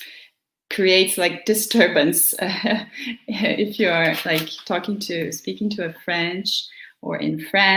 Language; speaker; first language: English; non-native, fluent; Portuguese